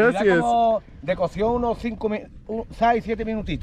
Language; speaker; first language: Spanish; native; Spanish